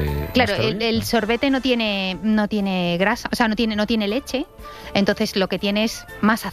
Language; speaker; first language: Spanish; native; Spanish